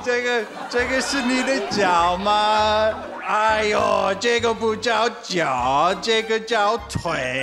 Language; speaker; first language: Chinese; non-native, fluent; English